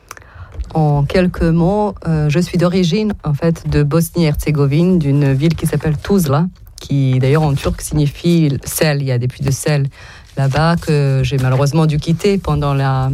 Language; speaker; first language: French; non-native, fluent; Serbian